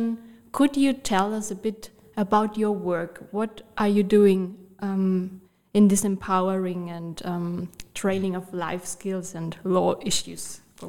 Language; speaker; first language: English; non-native, fluent; German